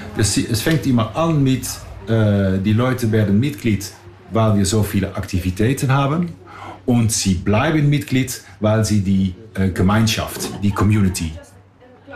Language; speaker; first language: German; non-native, fluent; English